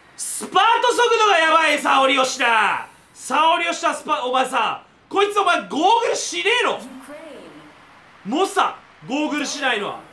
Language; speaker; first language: Japanese; native; Japanese